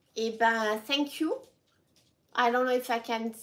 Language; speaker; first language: English; non-native, fluent; French